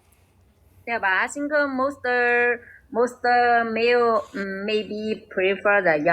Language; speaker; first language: English; non-native, learner; Chinese